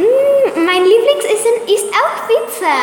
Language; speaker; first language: German; non-native, learner; Spanish